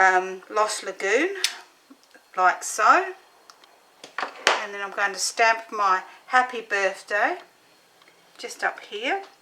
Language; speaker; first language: English; native; English